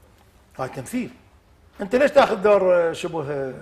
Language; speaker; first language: Arabic; native; Arabic